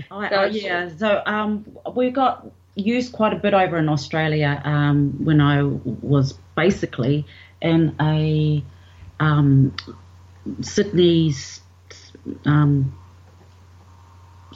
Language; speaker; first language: English; native; English